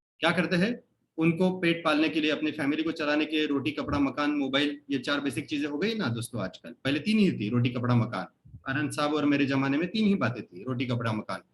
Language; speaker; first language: Hindi; non-native, local second language; Marathi